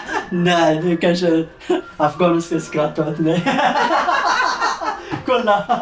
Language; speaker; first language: Swedish; non-native, learner; Persian